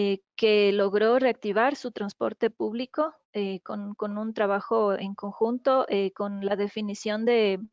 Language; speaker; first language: Spanish; native; Spanish